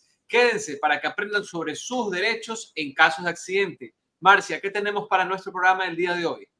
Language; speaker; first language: Spanish; native; Spanish